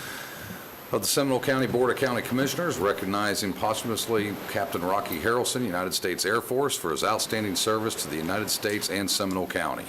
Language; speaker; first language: English; native; English